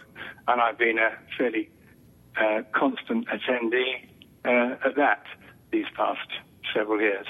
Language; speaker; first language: English; native; English